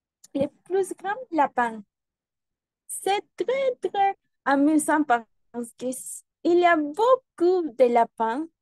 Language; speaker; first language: French; non-native, learner; Spanish